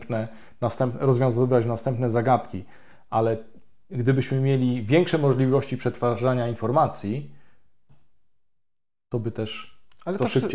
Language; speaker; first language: Polish; native; Polish